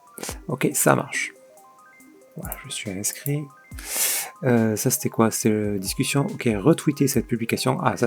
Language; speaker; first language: French; native; French